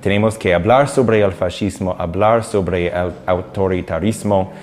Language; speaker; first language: Spanish; non-native, fluent; English